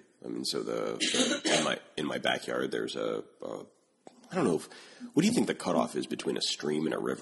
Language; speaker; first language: English; native; English